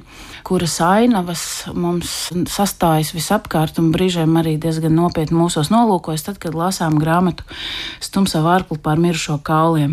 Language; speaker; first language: Latvian; native; Latvian